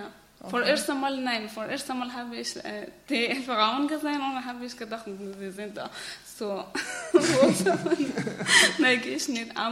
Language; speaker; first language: German; non-native, learner; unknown